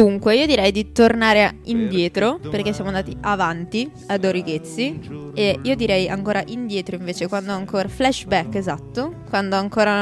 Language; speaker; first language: Italian; native; Italian